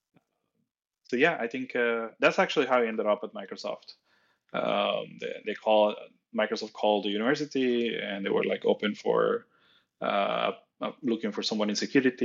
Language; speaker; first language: English; non-native, fluent; Spanish